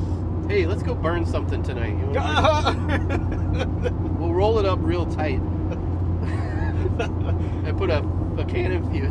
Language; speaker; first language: English; native; English